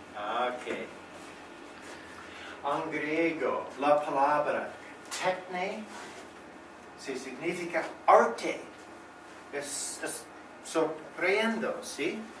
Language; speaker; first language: Spanish; non-native, learner; English